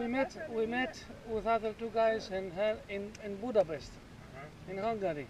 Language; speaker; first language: English; non-native, learner; Greek